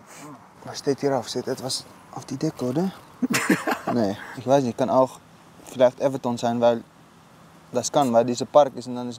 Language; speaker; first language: German; non-native, learner; Dutch